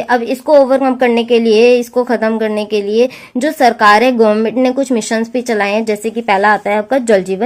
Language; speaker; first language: Hindi; native; Hindi